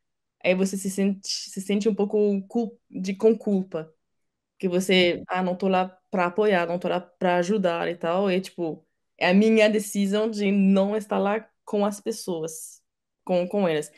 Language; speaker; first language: Portuguese; non-native, fluent; French